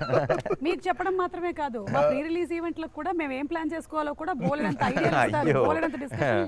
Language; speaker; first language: Telugu; native; Telugu